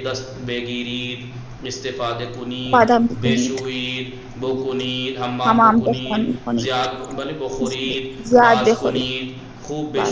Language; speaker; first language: Persian; non-native, fluent; Urdu